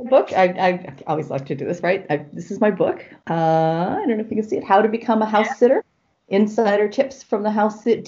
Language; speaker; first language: English; native; English